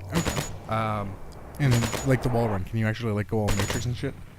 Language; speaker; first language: English; native; English